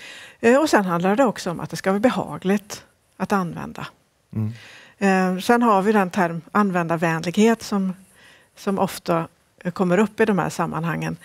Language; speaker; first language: Swedish; native; Swedish